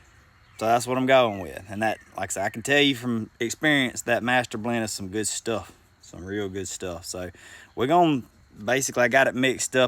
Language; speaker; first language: English; native; English